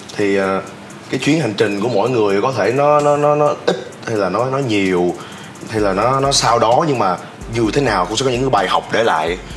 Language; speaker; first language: Vietnamese; native; Vietnamese